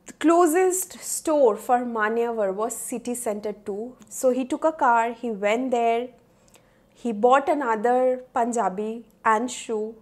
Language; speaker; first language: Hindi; non-native, local second language; Bangla